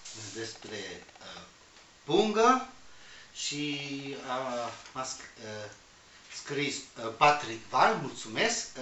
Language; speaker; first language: Romanian; non-native, learner; Spanish